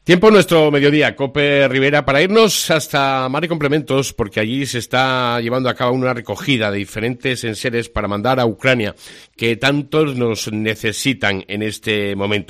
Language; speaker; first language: Spanish; native; Spanish